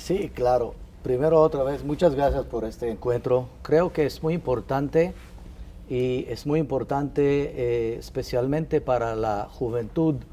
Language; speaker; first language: Spanish; non-native, fluent; Hebrew